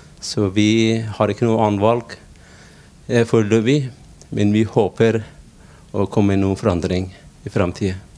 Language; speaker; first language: Norwegian; non-native, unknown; Persian